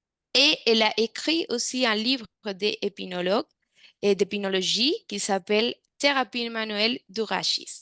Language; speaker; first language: French; non-native, fluent; Spanish